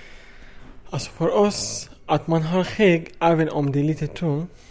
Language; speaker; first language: Swedish; non-native, fluent; Arabic